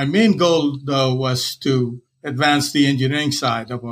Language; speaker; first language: English; non-native, local second language; Hindi